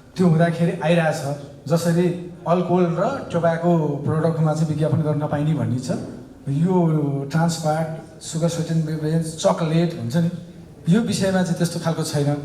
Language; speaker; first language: Nepali; native; Nepali